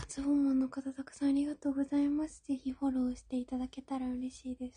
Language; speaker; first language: Japanese; native; Japanese